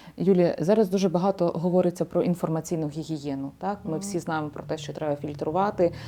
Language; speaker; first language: Ukrainian; native; Ukrainian